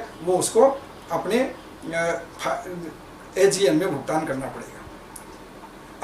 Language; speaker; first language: Hindi; native; Hindi